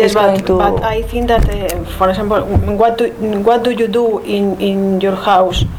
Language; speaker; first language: English; non-native, learner; Spanish